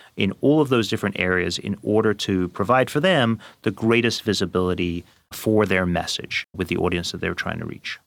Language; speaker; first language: English; native; English